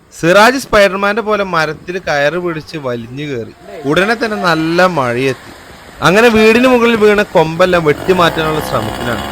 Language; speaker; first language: Malayalam; native; Malayalam